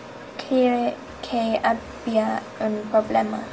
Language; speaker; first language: Spanish; non-native, learner; English